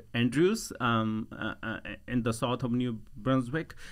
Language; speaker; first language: English; non-native, local second language; Punjabi